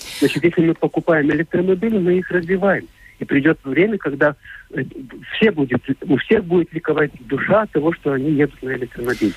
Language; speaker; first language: Russian; non-native, local second language; Latvian